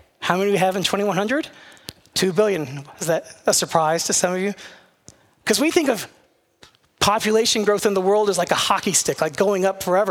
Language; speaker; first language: English; native; English